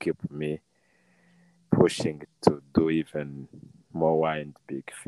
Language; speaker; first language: English; non-native, local second language; Kinyarwanda